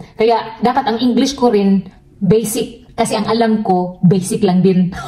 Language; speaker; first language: Filipino; non-native, local second language; Cebuano